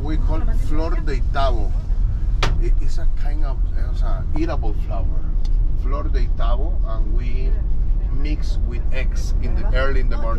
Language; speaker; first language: English; non-native, fluent; Spanish